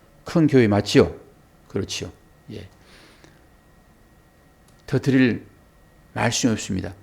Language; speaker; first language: Korean; native; Korean